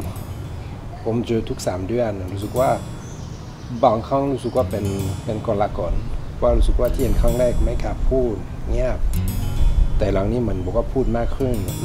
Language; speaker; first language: Thai; non-native, learner; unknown